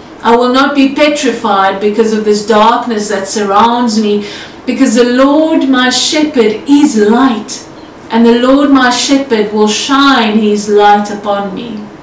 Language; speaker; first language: English; non-native, local second language; Afrikaans